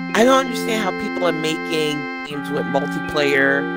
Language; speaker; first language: English; native; English